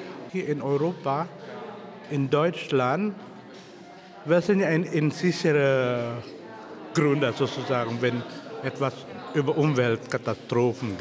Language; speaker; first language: German; non-native, fluent; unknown